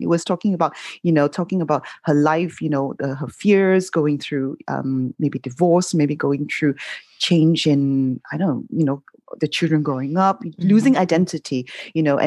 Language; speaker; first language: English; non-native, local second language; Cantonese